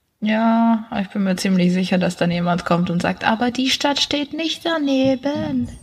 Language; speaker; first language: German; non-native, fluent; Czech